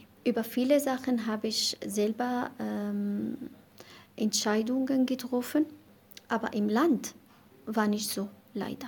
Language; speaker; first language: German; non-native, learner; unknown